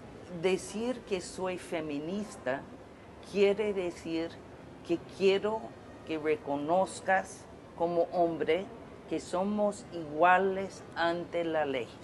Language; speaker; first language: Spanish; non-native, fluent; English